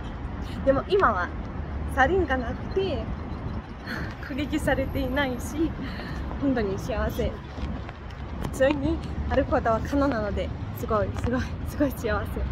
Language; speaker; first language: Japanese; non-native, fluent; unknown